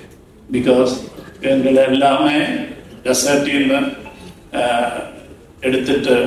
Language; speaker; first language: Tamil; non-native, learner; Malayalam